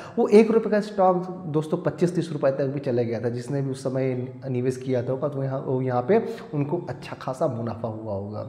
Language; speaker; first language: Hindi; native; Hindi